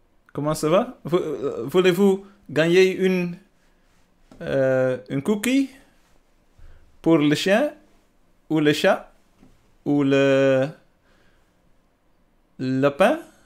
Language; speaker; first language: French; non-native, learner; Dutch